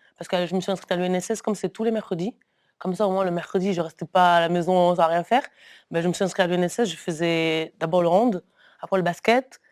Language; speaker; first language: French; early bilingual, other home language; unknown